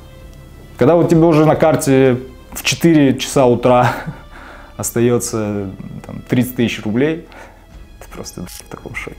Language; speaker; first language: Russian; native; Russian